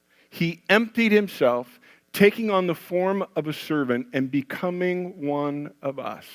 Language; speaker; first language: English; native; English